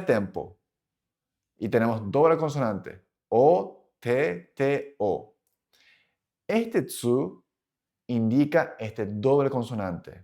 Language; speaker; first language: Spanish; non-native, fluent; Japanese